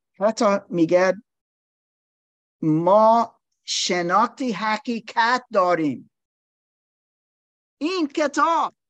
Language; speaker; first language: Persian; non-native, learner; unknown